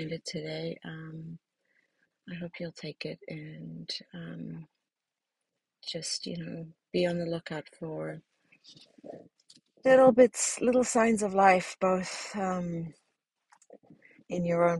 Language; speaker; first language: English; native; English